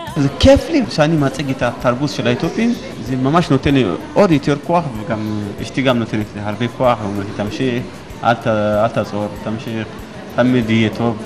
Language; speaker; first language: Hebrew; non-native, fluent; Amharic